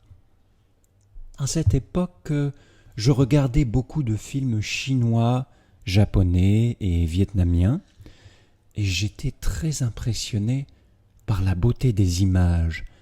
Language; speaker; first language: French; native; French